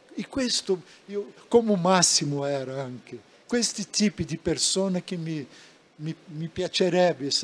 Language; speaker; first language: Italian; non-native, learner; Portuguese